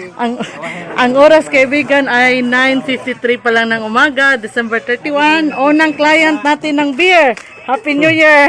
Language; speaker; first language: Filipino; non-native, local second language; Cebuano